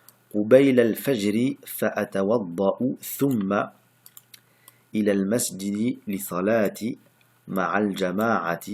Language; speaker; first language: Arabic; non-native, fluent; French